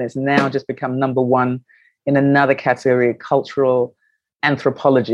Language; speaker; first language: English; native; English